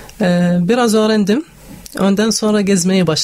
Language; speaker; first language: Turkish; non-native, learner; Arabic